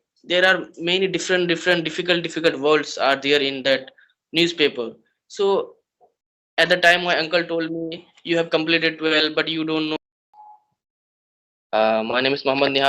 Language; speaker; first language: English; non-native, learner; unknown